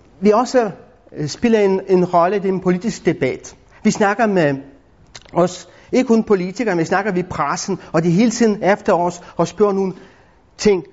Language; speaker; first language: Danish; non-native, fluent; Lithuanian